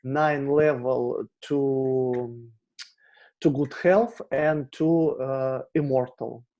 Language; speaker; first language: English; non-native, learner; Russian